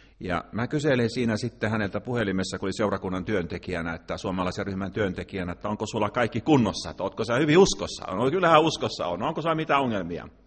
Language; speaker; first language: Finnish; native; Finnish